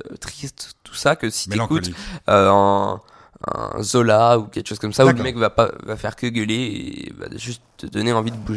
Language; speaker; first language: French; native; French